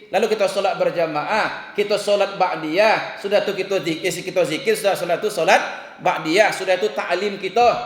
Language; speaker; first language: Malay; non-native, local second language; Minangkabau